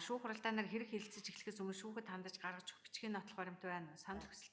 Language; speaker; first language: Mongolian; native; Mongolian